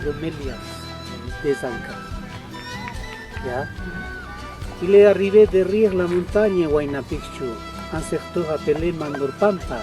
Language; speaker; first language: French; non-native, fluent; Spanish